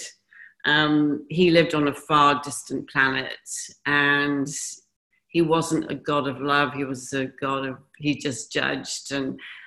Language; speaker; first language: English; native; English